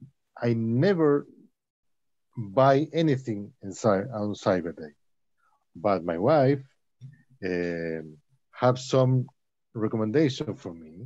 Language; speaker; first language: English; non-native, learner; Spanish